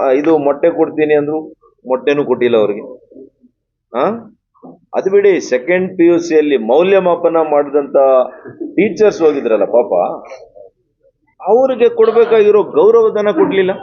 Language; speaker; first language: Kannada; native; Kannada